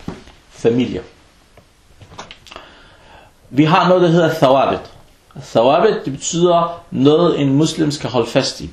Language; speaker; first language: Danish; non-native, fluent; Arabic